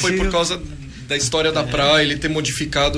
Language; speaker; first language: Portuguese; native; Portuguese